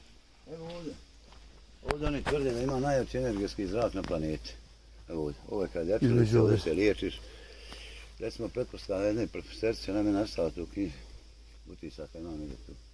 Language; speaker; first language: Bosnian; native; Bosnian